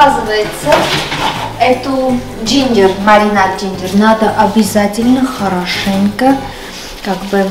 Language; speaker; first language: Russian; non-native, fluent; Armenian